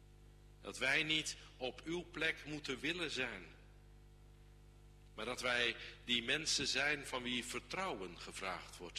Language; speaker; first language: Dutch; native; Dutch